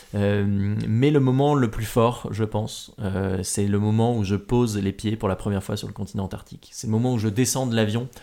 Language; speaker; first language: French; native; French